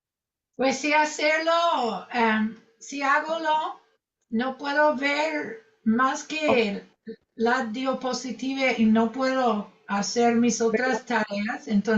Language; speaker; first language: Spanish; non-native, fluent; English